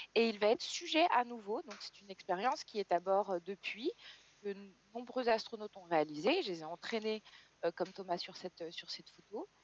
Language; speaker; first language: French; native; French